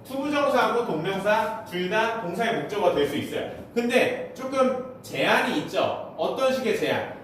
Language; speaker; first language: Korean; native; Korean